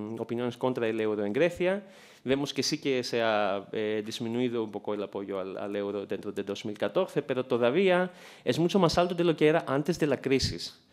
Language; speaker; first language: Spanish; non-native, fluent; Greek